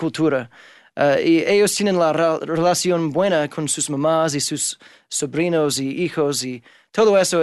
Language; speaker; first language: Spanish; non-native, fluent; English